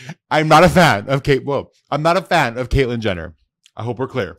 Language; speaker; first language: English; early bilingual, other home language; Spanish